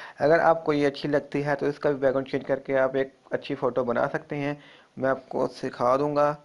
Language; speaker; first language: Urdu; non-native, local second language; Punjabi